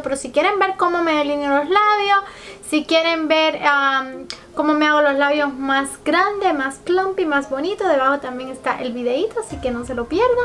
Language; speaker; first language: Spanish; native; Spanish